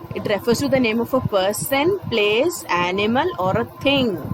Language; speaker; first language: English; non-native, local second language; Malayalam